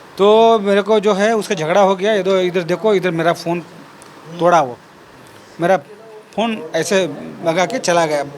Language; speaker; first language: Hindi; non-native, local second language; Kannada